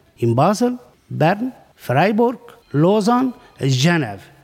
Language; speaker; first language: German; non-native, learner; Kurdish